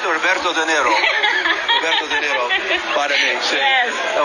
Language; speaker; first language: Spanish; non-native, learner; English